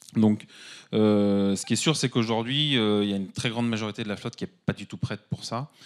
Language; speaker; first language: French; native; French